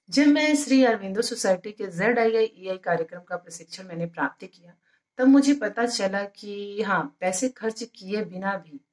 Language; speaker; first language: Hindi; native; Hindi